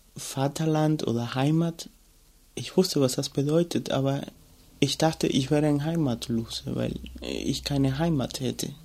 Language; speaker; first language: German; non-native, fluent; Spanish